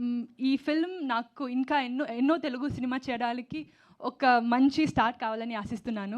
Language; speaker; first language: Telugu; non-native, learner; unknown